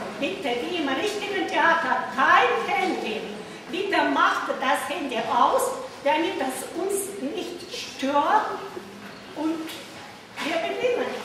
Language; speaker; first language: German; non-native, fluent; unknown